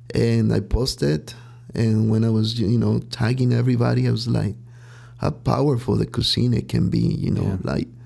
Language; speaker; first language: English; non-native, fluent; Spanish